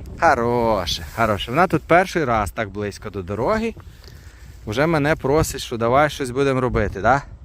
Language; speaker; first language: Ukrainian; non-native, local second language; Russian